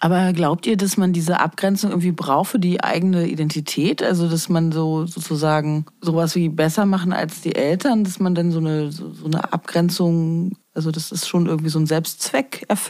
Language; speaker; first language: German; native; German